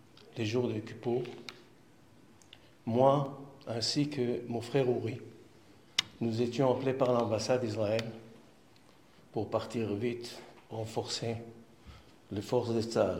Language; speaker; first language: French; non-native, fluent; Hebrew